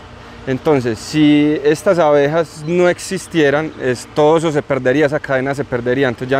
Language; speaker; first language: Spanish; native; Spanish